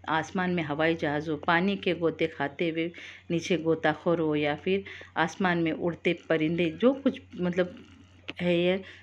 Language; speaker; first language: Urdu; native; Urdu